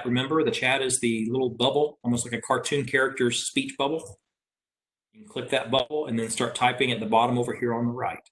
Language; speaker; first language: English; native; English